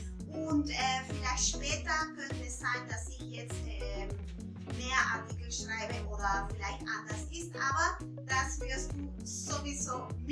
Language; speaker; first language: German; non-native, fluent; Spanish